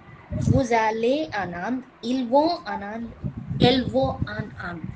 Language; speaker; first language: French; non-native, learner; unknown